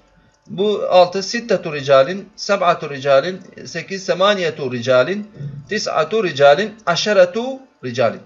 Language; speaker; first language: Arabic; non-native, fluent; Turkish